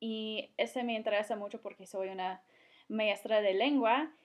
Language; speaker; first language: Spanish; non-native, fluent; English